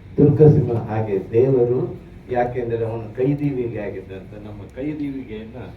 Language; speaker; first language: Kannada; native; Kannada